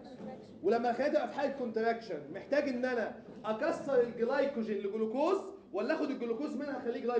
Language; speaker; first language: Arabic; native; Arabic